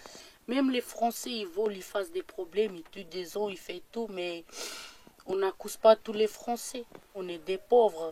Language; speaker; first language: French; non-native, learner; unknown